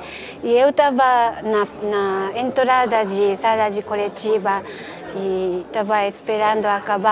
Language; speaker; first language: Portuguese; non-native, fluent; Japanese